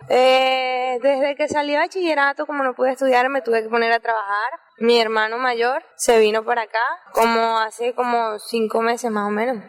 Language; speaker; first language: Spanish; native; Spanish